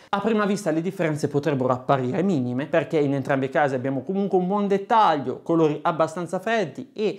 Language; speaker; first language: Italian; native; Italian